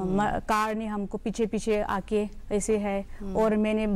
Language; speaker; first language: Hindi; non-native, local second language; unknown